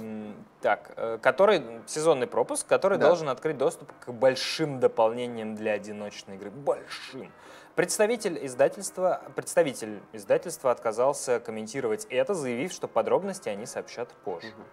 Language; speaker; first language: Russian; native; Russian